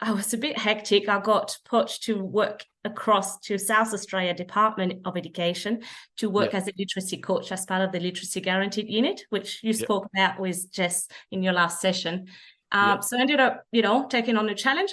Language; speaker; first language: English; non-native, fluent; French